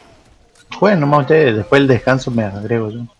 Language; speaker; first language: Spanish; native; Spanish